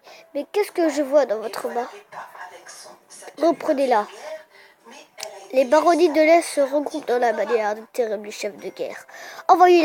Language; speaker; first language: French; native; French